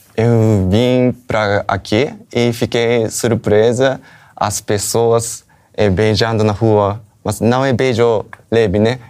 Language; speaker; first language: Portuguese; non-native, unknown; Japanese